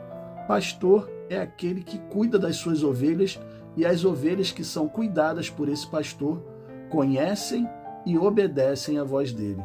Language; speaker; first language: Portuguese; native; Portuguese